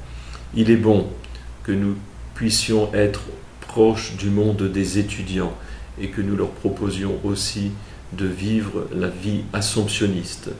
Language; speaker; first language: French; native; French